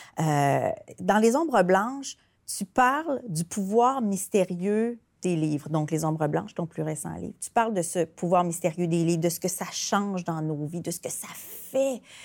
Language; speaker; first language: French; native; French